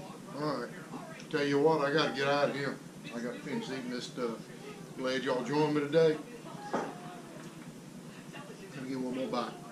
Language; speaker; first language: English; native; English